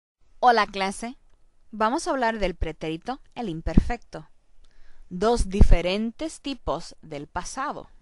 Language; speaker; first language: Spanish; non-native, learner; English